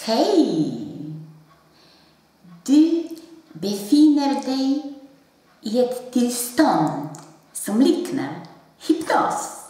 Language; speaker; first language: Swedish; non-native, fluent; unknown